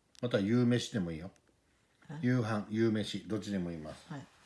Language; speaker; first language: Japanese; native; Japanese